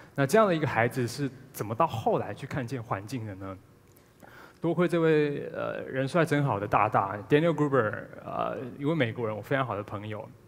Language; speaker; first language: Chinese; native; Chinese